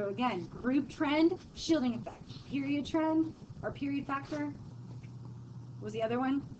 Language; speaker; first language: English; native; English